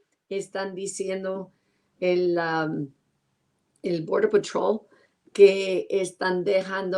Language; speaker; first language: Spanish; non-native, learner; English